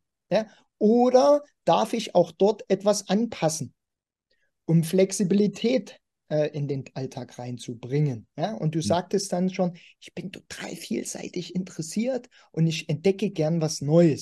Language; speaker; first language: German; native; German